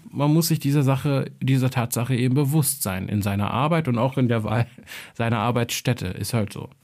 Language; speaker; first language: German; early bilingual, other home language; Albanian